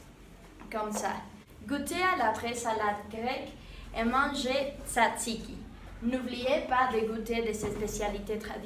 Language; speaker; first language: French; non-native, learner; Spanish